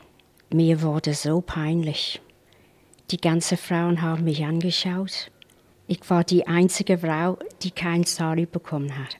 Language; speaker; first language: German; non-native, fluent; English